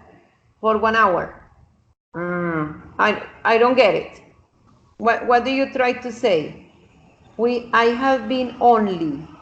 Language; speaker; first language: English; non-native, fluent; Spanish